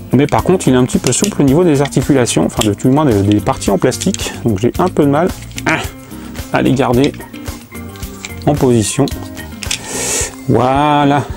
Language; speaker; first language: French; native; French